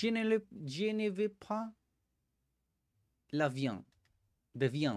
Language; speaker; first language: French; non-native, learner; Spanish